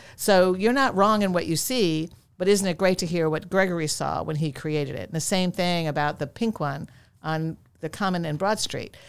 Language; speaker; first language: English; native; English